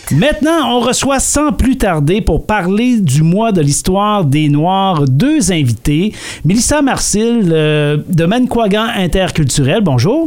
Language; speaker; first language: French; native; French